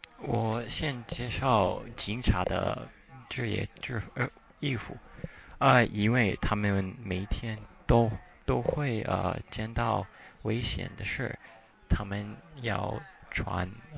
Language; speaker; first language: Chinese; non-native, fluent; English